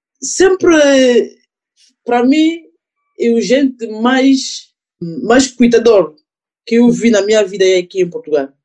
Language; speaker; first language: Portuguese; non-native, learner; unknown